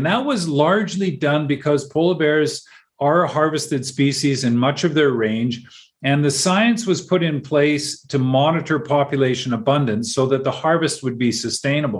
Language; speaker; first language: English; native; English